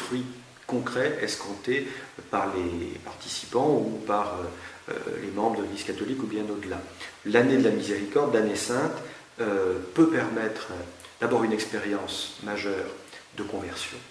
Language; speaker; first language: French; native; French